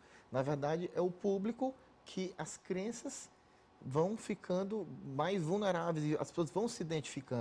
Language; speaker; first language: Portuguese; native; Portuguese